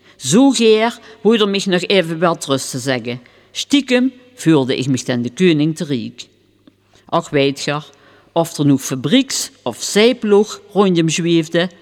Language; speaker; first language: Dutch; native; Dutch